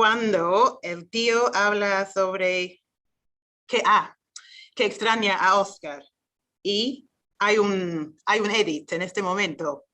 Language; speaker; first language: Spanish; non-native, fluent; English